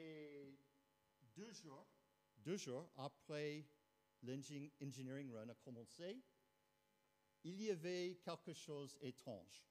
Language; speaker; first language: French; non-native, fluent; English